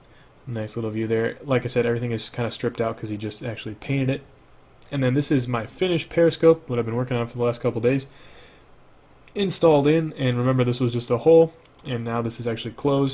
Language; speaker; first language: English; native; English